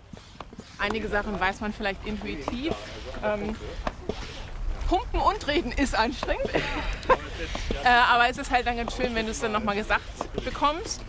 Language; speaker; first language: German; native; German